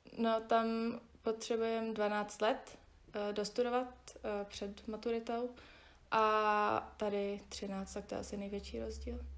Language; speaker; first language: Czech; early bilingual, heritage; Czech